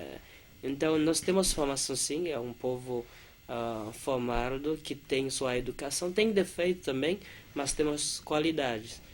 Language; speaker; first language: Portuguese; non-native, fluent; Haitian Creole